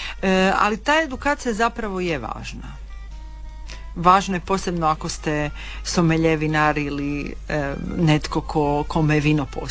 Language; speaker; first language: Serbian; native; Serbian